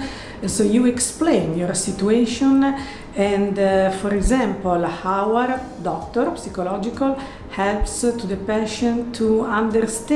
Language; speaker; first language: English; non-native, learner; Italian